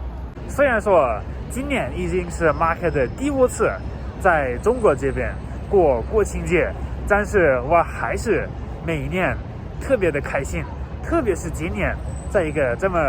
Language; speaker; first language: Chinese; non-native, fluent; German